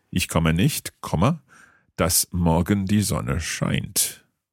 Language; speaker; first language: German; non-native, fluent; English